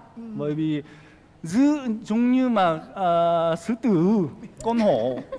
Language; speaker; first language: Vietnamese; non-native, fluent; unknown